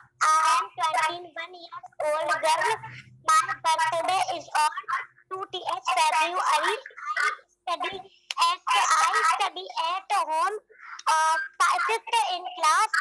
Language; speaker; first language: English; non-native, learner; Hindi